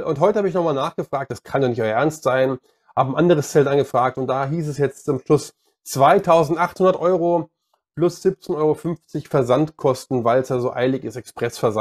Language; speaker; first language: German; native; German